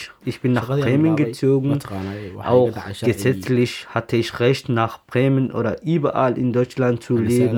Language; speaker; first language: German; non-native, learner; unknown